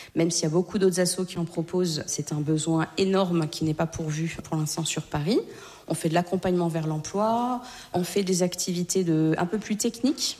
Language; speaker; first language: French; native; French